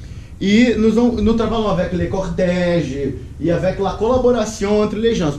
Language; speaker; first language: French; non-native, learner; Portuguese